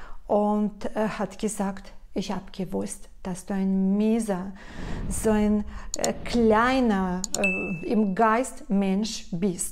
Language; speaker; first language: German; non-native, fluent; Russian